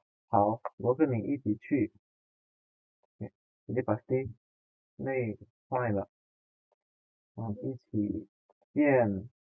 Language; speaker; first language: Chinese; non-native, fluent; Indonesian